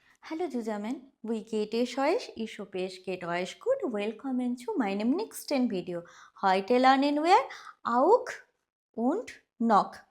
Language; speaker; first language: German; non-native, fluent; Hindi